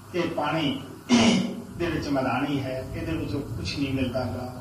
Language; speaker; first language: Hindi; non-native, local second language; Punjabi